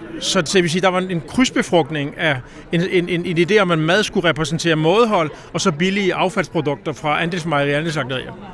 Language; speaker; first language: Danish; native; Danish